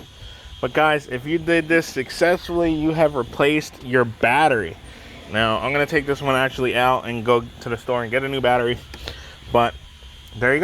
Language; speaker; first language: English; native; English